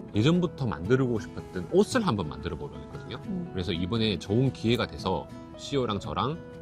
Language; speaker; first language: Korean; native; Korean